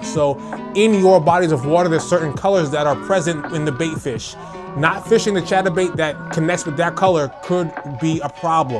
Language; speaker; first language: English; native; English